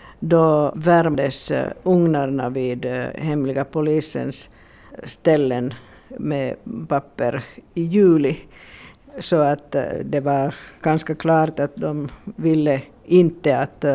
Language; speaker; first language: Swedish; non-native, local second language; Finnish